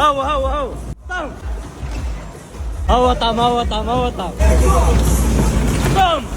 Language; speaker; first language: Arabic; native; Arabic